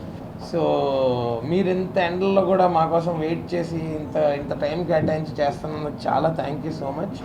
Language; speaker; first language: Telugu; native; Telugu